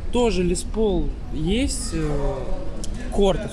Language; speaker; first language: Russian; native; Russian